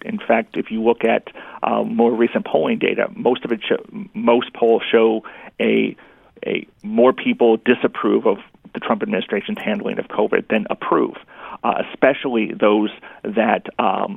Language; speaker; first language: English; native; English